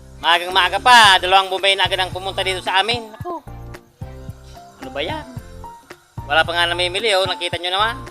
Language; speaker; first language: Filipino; non-native, local second language; Bikol